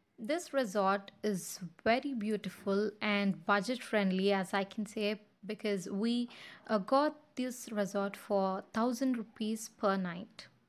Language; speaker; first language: English; non-native, local second language; Kannada